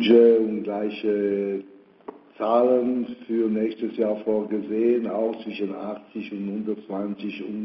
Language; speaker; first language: German; non-native, fluent; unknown